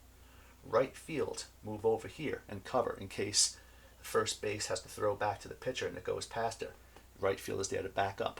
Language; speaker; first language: English; native; English